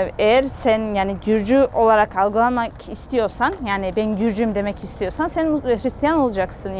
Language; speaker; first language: Turkish; non-native, fluent; Georgian